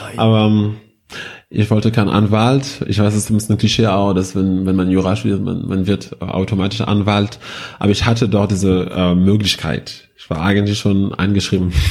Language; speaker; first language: German; non-native, fluent; French